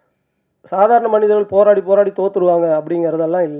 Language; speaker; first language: Tamil; native; Tamil